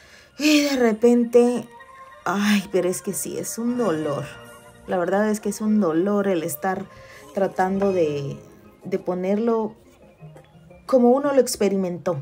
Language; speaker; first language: Spanish; native; Spanish